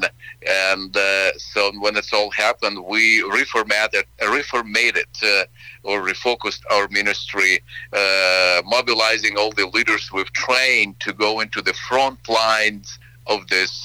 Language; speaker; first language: English; non-native, fluent; Ukrainian